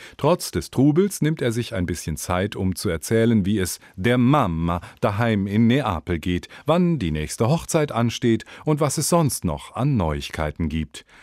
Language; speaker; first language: German; native; German